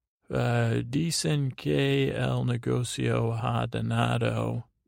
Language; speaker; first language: Spanish; non-native, learner; English